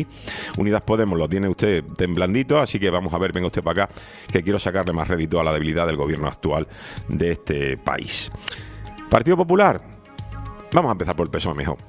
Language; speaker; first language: Spanish; native; Spanish